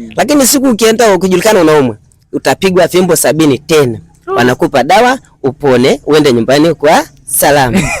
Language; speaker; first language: Swahili; non-native, local second language; Masai